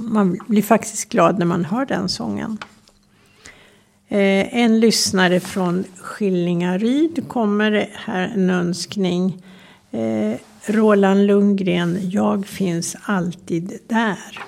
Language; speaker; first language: Swedish; native; Swedish